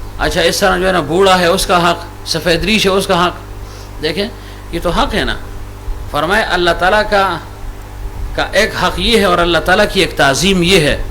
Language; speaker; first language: Urdu; non-native, local second language; Pashto